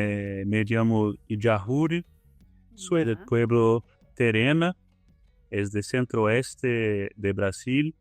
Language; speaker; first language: Spanish; non-native, learner; Portuguese